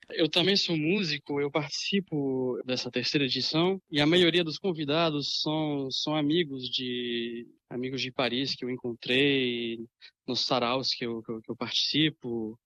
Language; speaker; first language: Portuguese; early bilingual, other home language; French